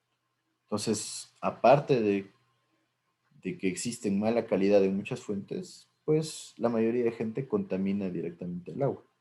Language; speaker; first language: Spanish; native; Spanish